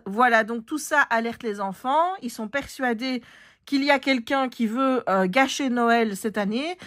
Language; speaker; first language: French; native; French